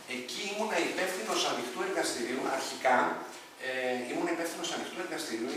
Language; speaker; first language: Greek; early bilingual, other home language; Arabic